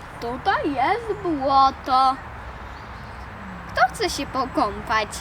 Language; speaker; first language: Polish; early bilingual, other home language; Russian